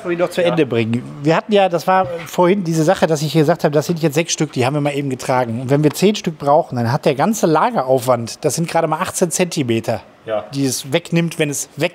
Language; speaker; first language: German; native; German